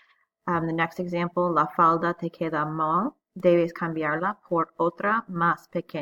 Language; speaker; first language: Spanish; non-native, fluent; English